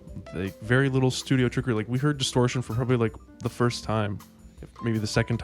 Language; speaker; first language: English; native; English